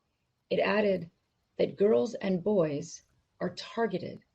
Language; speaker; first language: English; native; English